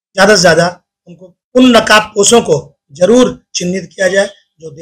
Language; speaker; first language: Hindi; native; Hindi